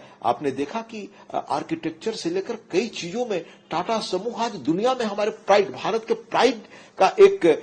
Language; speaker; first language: Hindi; native; Hindi